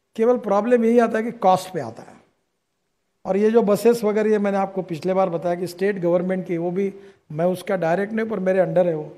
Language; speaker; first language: Hindi; non-native, local second language; Marathi